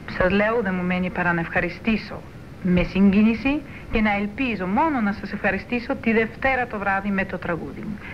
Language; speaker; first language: Greek; early bilingual, heritage; Greek